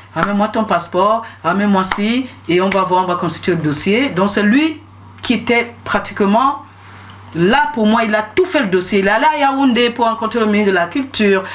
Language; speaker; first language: French; non-native, local second language; Duala